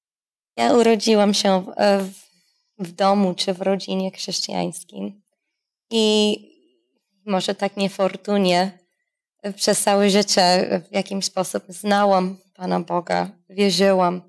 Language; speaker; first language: Polish; non-native, fluent; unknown